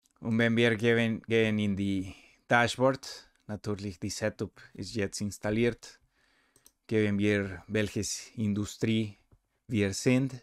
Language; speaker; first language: German; non-native, learner; Spanish